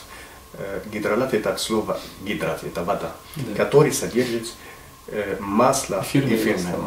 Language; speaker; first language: Russian; non-native, fluent; Arabic